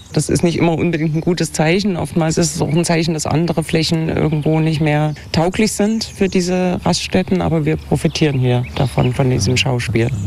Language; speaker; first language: German; native; German